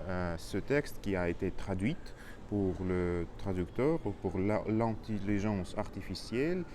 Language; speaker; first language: French; non-native, learner; Russian